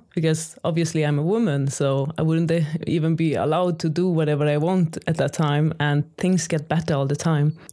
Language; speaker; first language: English; non-native, fluent; Swedish